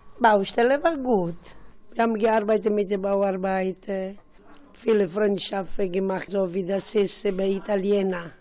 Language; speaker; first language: German; non-native, learner; Italian